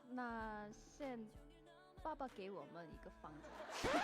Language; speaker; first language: Chinese; non-native, learner; Korean